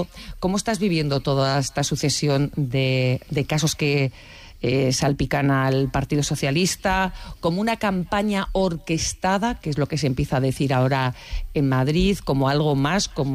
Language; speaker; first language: Spanish; native; Spanish